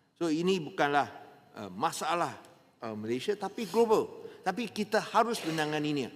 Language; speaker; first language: Malay; non-native, local second language; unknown